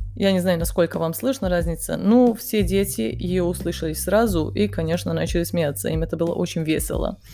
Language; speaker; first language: Russian; non-native, fluent; Serbian